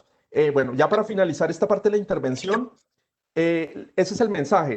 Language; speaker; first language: Spanish; native; Spanish